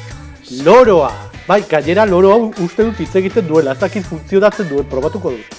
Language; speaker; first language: Basque; non-native, local second language; Spanish